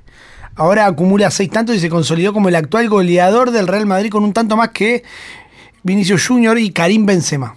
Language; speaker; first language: Spanish; native; Spanish